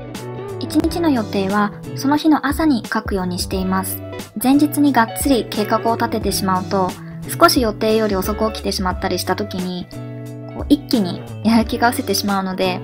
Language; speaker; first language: Japanese; native; Japanese